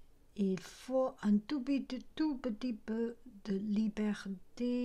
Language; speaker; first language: French; non-native, learner; Chinese